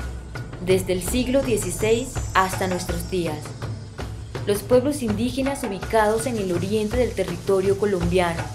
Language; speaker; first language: Spanish; native; Spanish